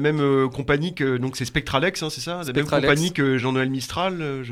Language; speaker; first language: French; native; French